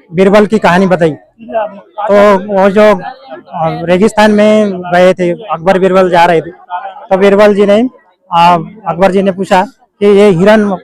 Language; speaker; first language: Hindi; non-native, local second language; Marathi